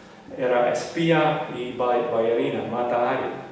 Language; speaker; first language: Spanish; non-native, learner; Western Frisian